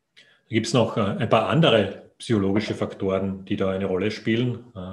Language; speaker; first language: German; native; German